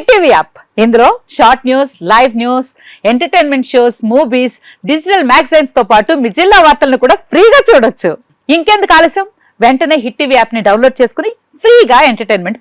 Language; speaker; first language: Telugu; native; Telugu